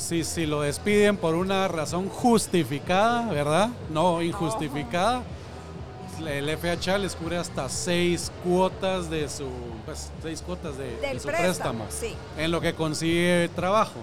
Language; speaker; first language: Spanish; native; Spanish